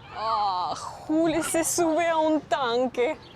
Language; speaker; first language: Spanish; non-native, learner; Russian